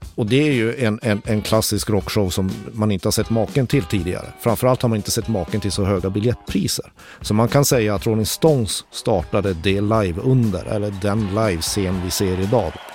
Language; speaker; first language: Swedish; native; Swedish